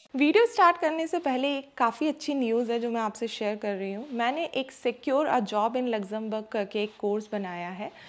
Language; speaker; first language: Hindi; native; Hindi